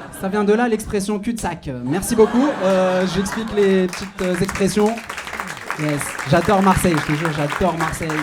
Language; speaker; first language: French; non-native, local second language; Arabic